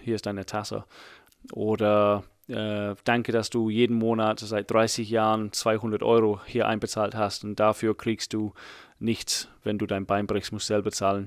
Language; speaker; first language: German; non-native, fluent; English